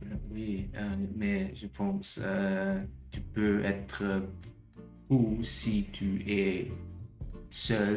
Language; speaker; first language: French; non-native, learner; German